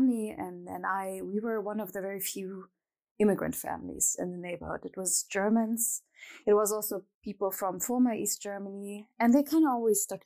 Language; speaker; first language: English; non-native, fluent; Arabic